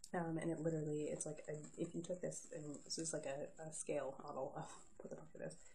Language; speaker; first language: English; native; English